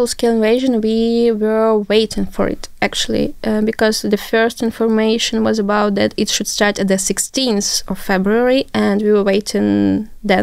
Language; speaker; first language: English; non-native, fluent; Ukrainian